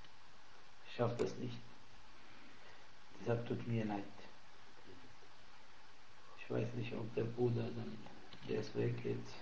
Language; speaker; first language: German; non-native, fluent; Arabic